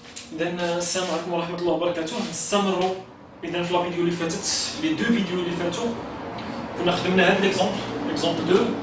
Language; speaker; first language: Arabic; native; Arabic